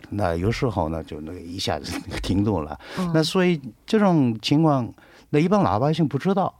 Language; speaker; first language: Chinese; non-native, fluent; Korean